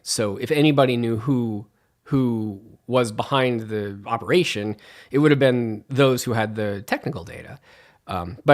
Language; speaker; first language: English; native; English